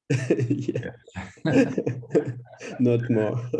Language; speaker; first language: English; non-native, learner; Russian